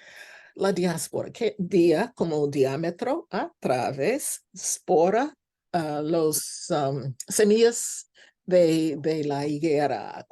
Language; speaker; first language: Spanish; non-native, fluent; English